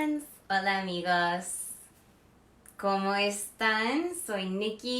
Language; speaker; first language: Spanish; non-native, fluent; English